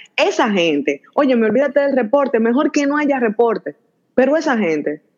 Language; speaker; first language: Spanish; native; Spanish